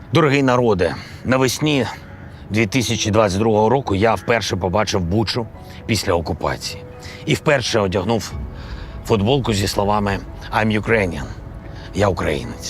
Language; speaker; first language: Ukrainian; non-native, local second language; Russian